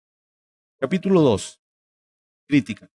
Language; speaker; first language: Spanish; native; Spanish